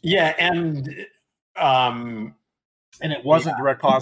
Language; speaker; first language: English; native; English